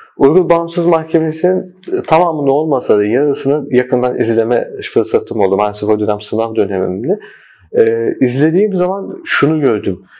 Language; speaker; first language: Turkish; early bilingual, heritage; Turkish